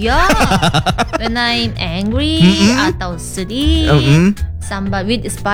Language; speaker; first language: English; non-native, learner; Korean